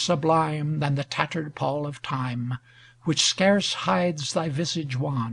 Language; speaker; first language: English; native; English